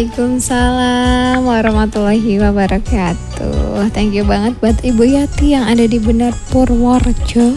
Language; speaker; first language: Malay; non-native, local second language; Javanese